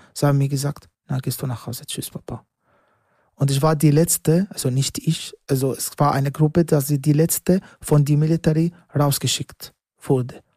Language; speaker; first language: German; non-native, learner; Arabic